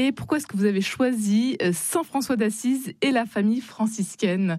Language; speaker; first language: French; native; French